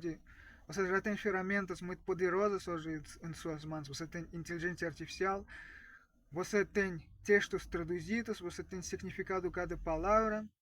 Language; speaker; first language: Portuguese; non-native, fluent; Russian